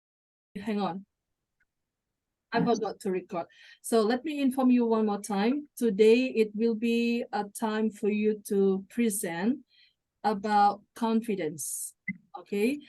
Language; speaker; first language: English; non-native, fluent; Indonesian